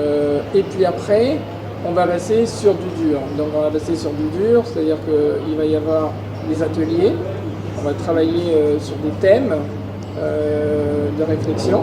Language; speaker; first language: French; native; French